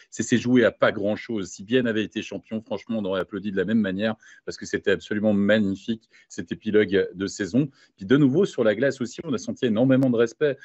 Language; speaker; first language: French; native; French